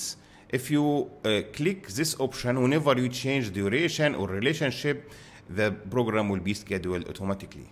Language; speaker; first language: English; non-native, fluent; Arabic